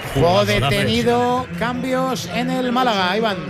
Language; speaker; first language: Spanish; native; Spanish